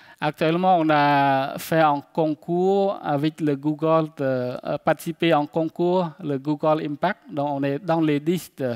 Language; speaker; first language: French; non-native, fluent; Khmer